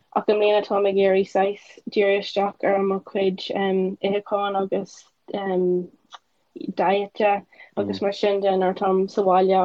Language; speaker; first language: Irish; non-native, local second language; English